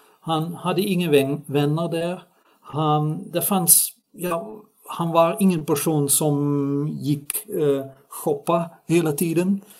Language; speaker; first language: Swedish; non-native, fluent; Dutch